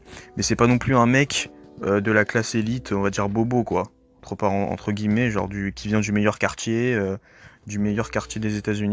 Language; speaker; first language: French; native; French